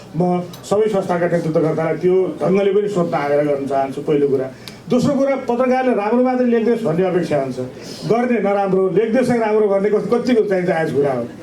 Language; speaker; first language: Nepali; native; Nepali